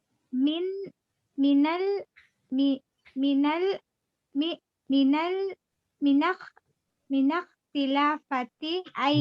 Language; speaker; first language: Arabic; non-native, learner; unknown